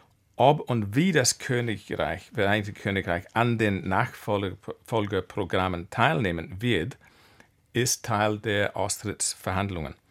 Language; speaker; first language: German; non-native, fluent; English